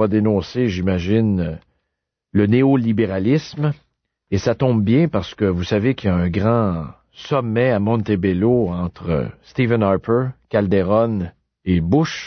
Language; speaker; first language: French; native; French